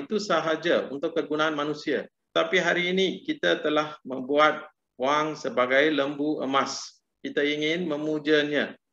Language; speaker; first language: Malay; non-native, local second language; Tamil